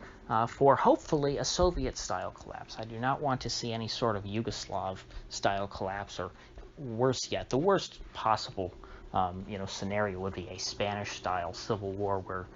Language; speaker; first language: English; native; English